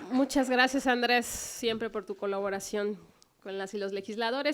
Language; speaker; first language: Spanish; native; Spanish